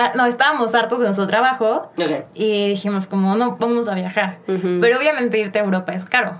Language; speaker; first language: Spanish; native; Spanish